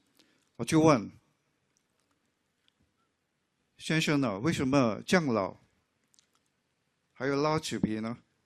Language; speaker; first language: Chinese; non-native, local second language; English